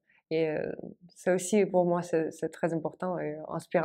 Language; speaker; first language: French; non-native, fluent; Russian